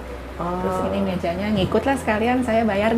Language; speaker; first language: Indonesian; native; Indonesian